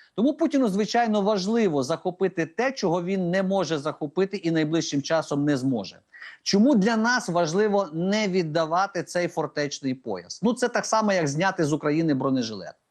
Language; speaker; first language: Ukrainian; native; Ukrainian